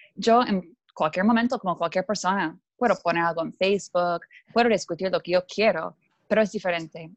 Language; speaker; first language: Spanish; non-native, fluent; English